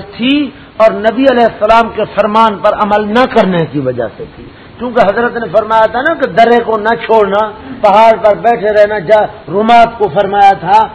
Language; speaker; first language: Urdu; non-native, local second language; Punjabi